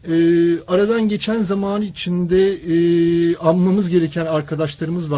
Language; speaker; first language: Turkish; native; Turkish